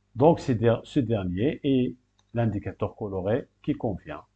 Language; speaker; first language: French; non-native, local second language; Arabic